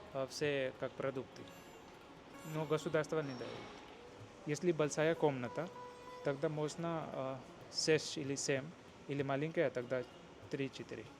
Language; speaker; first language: Russian; non-native, learner; Hindi